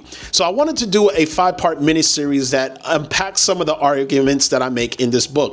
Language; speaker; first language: English; native; English